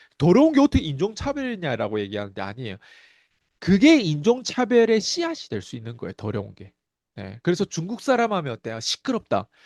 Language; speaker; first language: Korean; non-native, fluent; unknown